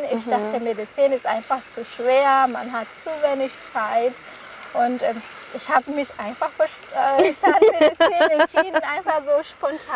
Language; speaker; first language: German; non-native, fluent; Kinyarwanda